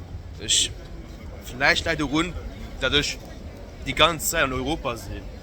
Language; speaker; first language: German; non-native, local second language; Luxembourgish